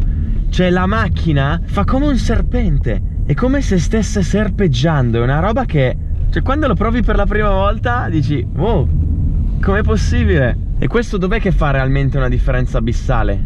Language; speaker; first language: Italian; native; Italian